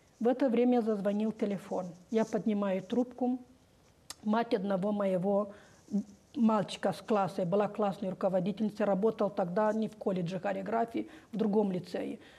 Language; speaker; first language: Russian; non-native, local second language; Romanian